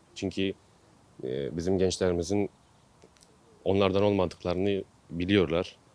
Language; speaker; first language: Turkish; non-native, local second language; Kurdish